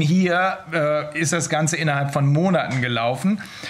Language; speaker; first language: German; native; German